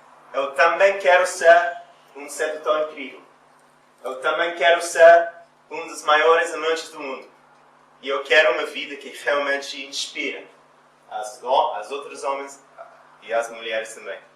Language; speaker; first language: Portuguese; non-native, fluent; English